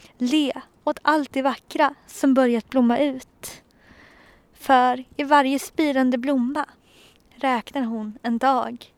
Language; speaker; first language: Swedish; native; Swedish